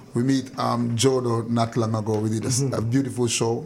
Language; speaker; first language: French; non-native, learner; Jamaican Creole English